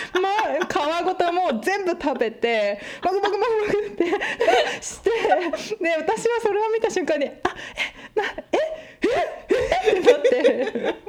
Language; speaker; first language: Japanese; early bilingual, heritage; Japanese